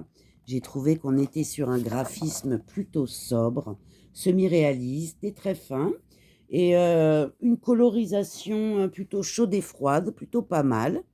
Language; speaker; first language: French; native; French